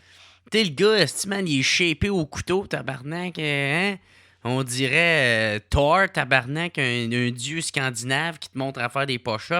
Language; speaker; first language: French; native; French